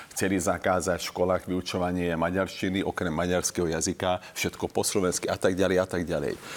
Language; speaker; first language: Slovak; non-native, local second language; Hungarian